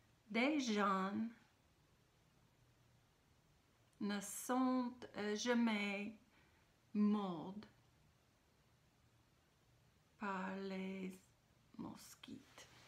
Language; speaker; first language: French; non-native, fluent; English